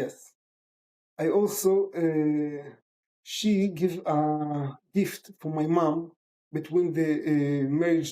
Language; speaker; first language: English; non-native, learner; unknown